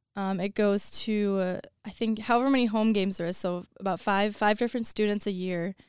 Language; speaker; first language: English; native; English